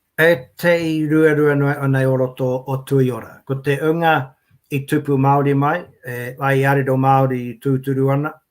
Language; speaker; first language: Māori; native; Māori